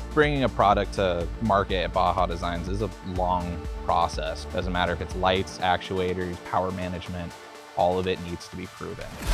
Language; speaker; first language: English; native; English